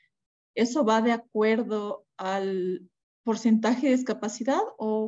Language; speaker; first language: Spanish; native; Spanish